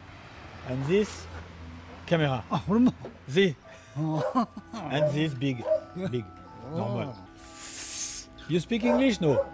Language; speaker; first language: English; non-native, learner; French